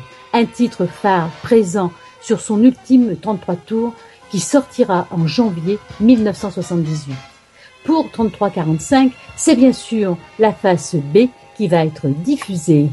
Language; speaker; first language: French; native; French